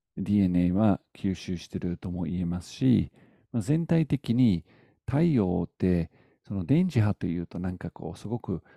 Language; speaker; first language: Japanese; non-native, fluent; English